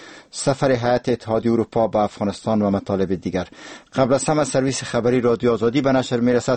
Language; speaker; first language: Persian; native; Persian